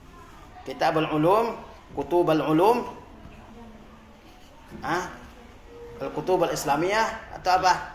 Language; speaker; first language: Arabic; non-native, fluent; Indonesian